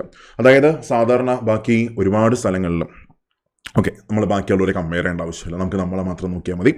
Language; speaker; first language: Malayalam; native; Malayalam